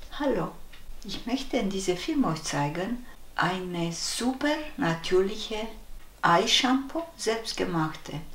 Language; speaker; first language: German; non-native, fluent; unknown